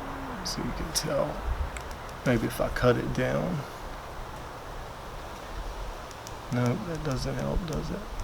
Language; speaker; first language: English; native; English